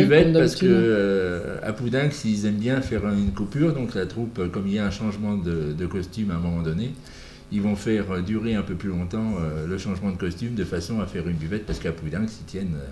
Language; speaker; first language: French; native; French